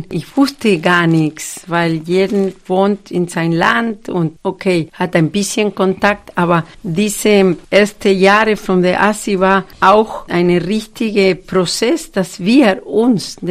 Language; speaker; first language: German; non-native, fluent; Spanish